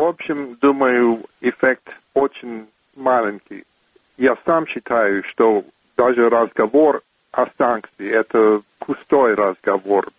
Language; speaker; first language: Russian; non-native, fluent; English